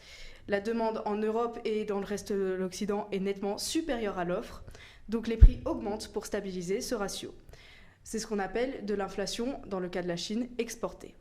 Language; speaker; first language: French; native; French